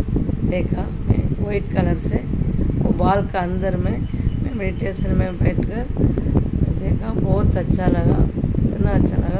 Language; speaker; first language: Hindi; non-native, local second language; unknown